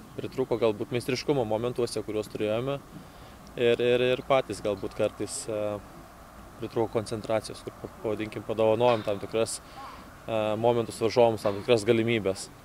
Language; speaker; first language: Lithuanian; native; Lithuanian